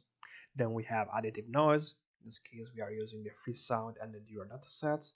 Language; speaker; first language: English; non-native, fluent; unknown